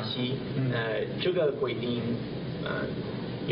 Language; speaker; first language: Chinese; non-native, learner; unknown